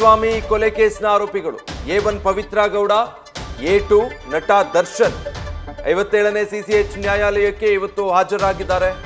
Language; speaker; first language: Kannada; native; Kannada